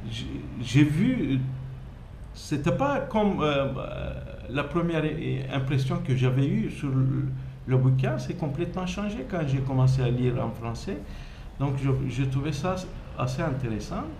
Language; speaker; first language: French; non-native, fluent; Turkish